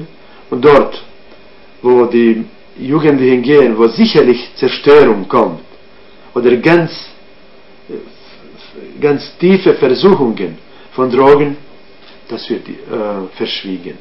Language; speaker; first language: German; non-native, fluent; Croatian